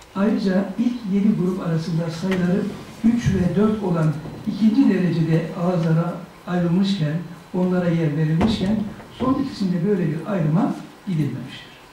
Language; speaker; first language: Turkish; native; Turkish